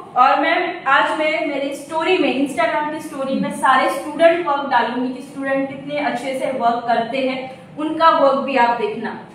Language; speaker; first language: Hindi; non-native, local second language; Gujarati